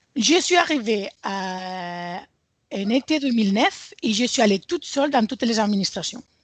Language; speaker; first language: French; non-native, fluent; Spanish